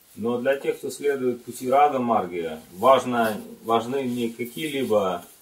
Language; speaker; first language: Russian; native; Russian